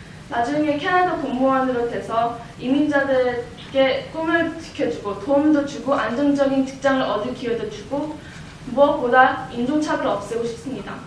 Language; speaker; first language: Korean; early bilingual, heritage; Korean